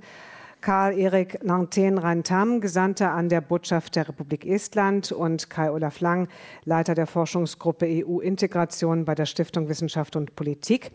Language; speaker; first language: German; native; German